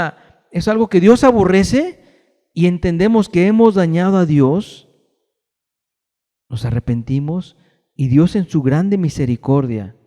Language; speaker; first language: Spanish; native; Spanish